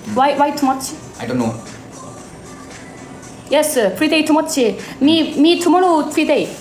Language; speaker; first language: English; non-native, learner; Korean